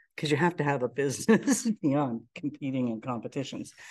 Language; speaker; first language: English; native; English